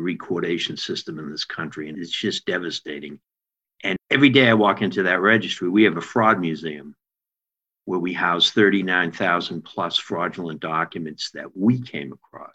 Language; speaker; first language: English; native; English